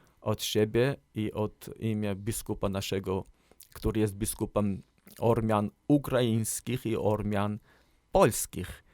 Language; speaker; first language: Polish; non-native, learner; Armenian